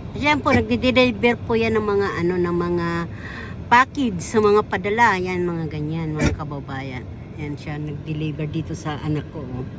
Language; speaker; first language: Filipino; native; Filipino